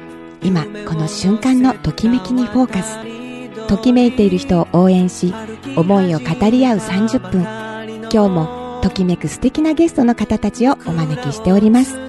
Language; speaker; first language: Japanese; native; Japanese